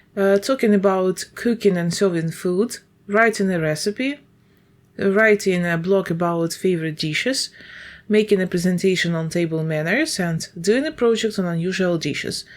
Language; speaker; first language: English; non-native, fluent; Ukrainian